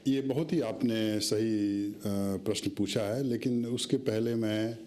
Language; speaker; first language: Hindi; native; Hindi